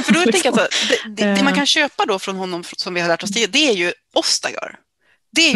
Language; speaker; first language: Swedish; native; Swedish